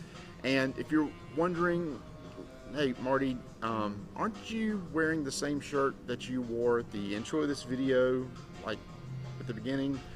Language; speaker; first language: English; native; English